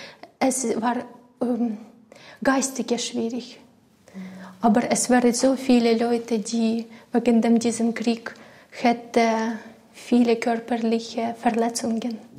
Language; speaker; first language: German; non-native, learner; Ukrainian